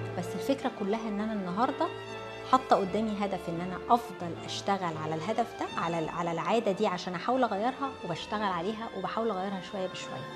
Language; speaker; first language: Arabic; early bilingual, heritage; Arabic